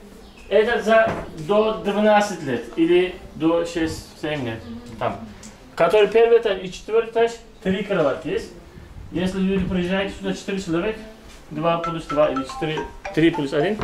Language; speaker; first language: Russian; non-native, learner; Turkish